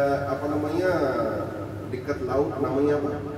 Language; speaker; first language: Indonesian; non-native, fluent; Urdu